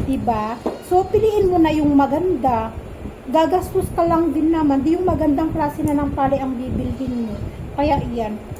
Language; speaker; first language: Filipino; non-native, local second language; Iloko